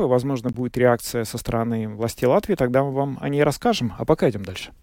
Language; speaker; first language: Russian; native; Russian